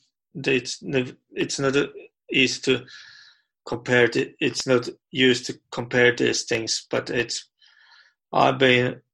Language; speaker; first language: English; non-native, fluent; Finnish